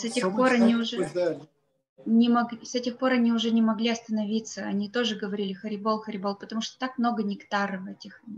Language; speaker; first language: Russian; native; Russian